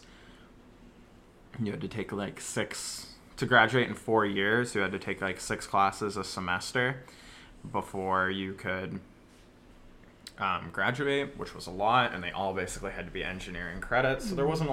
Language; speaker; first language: English; native; English